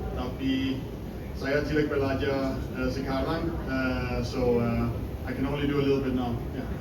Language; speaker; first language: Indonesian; non-native, learner; Danish